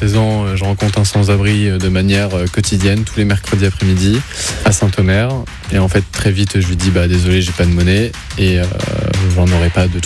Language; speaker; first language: French; native; French